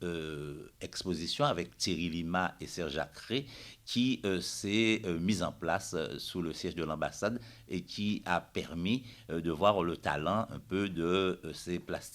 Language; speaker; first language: French; native; French